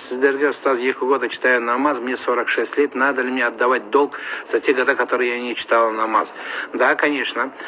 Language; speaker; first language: Russian; non-native, local second language; Kazakh